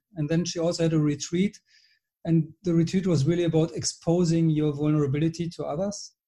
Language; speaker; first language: English; non-native, fluent; German